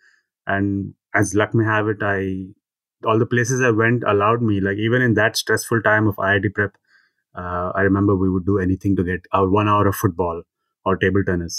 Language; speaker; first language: English; non-native, local second language; Telugu